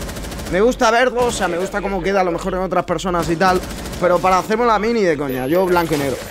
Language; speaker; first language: Spanish; native; Spanish